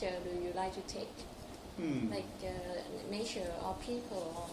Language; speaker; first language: English; non-native, local second language; Thai